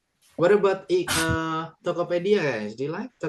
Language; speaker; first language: English; non-native, local second language; Indonesian